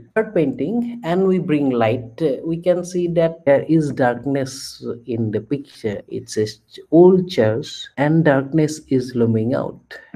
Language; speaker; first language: English; non-native, local second language; Assamese